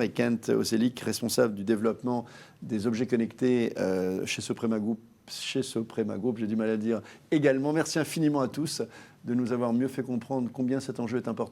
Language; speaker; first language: French; native; French